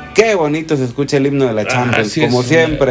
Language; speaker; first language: Spanish; native; Spanish